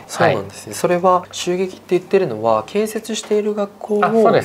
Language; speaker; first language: Japanese; native; Japanese